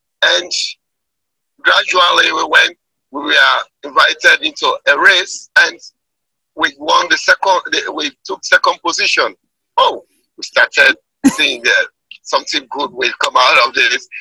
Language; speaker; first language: English; non-native, local second language; Krio